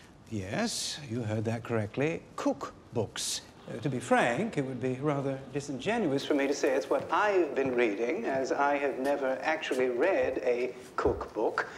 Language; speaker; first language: English; native; English